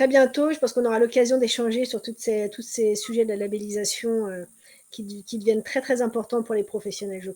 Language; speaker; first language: French; native; French